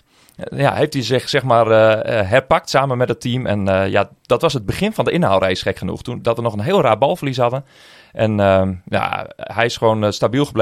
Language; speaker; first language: Dutch; native; Dutch